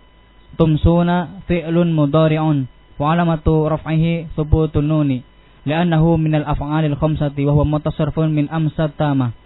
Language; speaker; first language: Arabic; non-native, learner; Indonesian